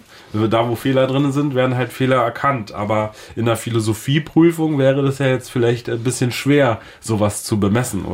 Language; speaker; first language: German; native; German